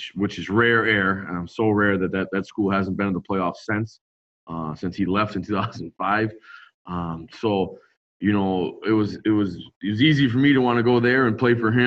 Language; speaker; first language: English; native; English